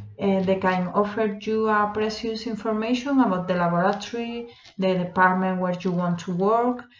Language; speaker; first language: English; non-native, fluent; Spanish